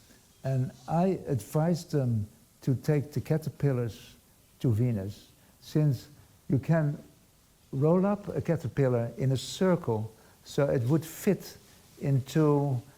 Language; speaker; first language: English; non-native, fluent; Dutch